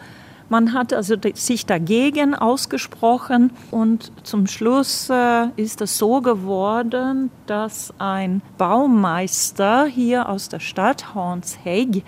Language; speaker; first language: German; non-native, fluent; Swedish